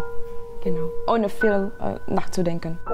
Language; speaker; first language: German; non-native, fluent; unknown